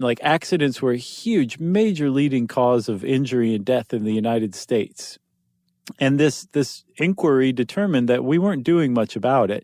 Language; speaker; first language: English; native; English